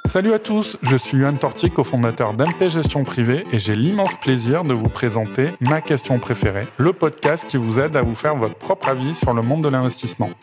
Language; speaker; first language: French; native; French